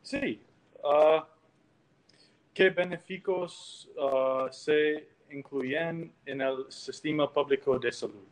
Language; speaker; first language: Spanish; non-native, learner; English